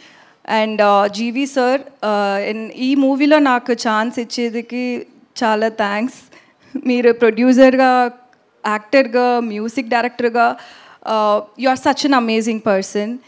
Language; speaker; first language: Telugu; non-native, learner; Tamil